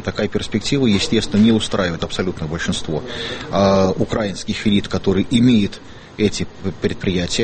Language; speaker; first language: Russian; native; Russian